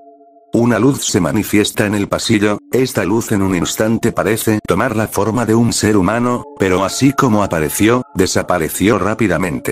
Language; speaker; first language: Spanish; native; Spanish